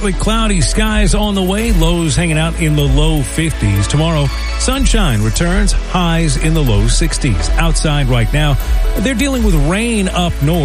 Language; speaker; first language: English; native; English